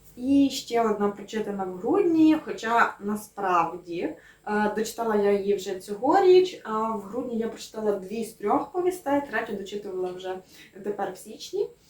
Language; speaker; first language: Ukrainian; native; Ukrainian